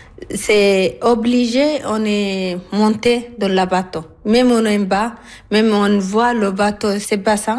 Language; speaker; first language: French; non-native, learner; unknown